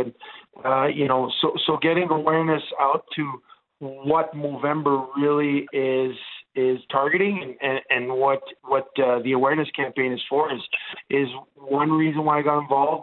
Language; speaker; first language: English; non-native, fluent; Italian